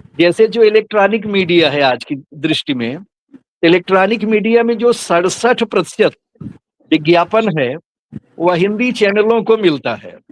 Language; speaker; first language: Hindi; native; Hindi